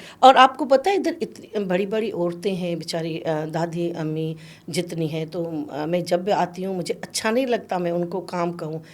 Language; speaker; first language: Urdu; non-native, local second language; Sindhi